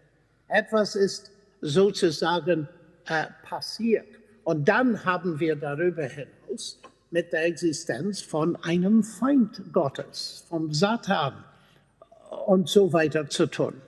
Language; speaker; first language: German; non-native, fluent; English